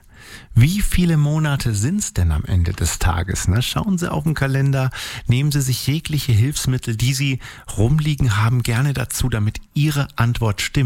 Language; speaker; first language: German; native; German